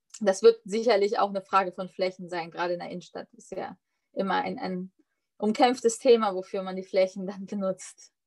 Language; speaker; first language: German; native; German